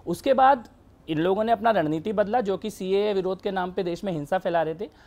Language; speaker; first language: Hindi; native; Hindi